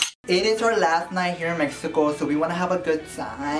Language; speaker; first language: English; early bilingual, other home language; Spanish